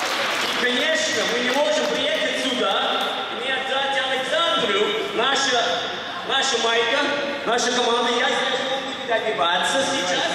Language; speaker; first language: Russian; non-native, learner; English